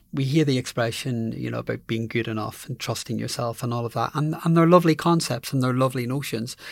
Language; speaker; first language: English; native; English